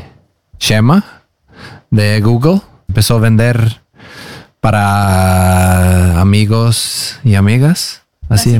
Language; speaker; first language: Spanish; non-native, learner; Norwegian